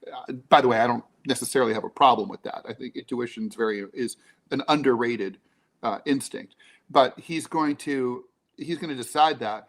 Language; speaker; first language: English; native; English